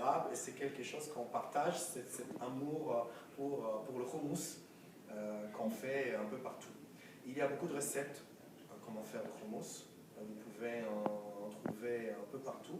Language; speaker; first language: French; non-native, fluent; Hebrew